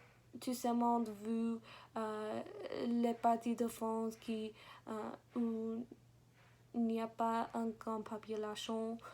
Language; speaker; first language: French; non-native, learner; English